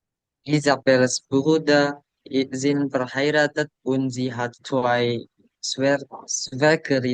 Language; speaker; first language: German; non-native, learner; Indonesian